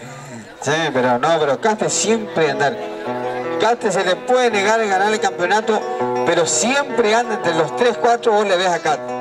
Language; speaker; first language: Spanish; native; Spanish